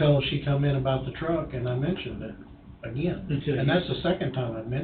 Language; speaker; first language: English; native; English